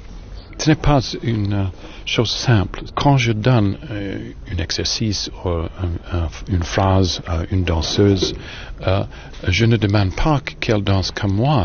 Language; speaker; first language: French; non-native, fluent; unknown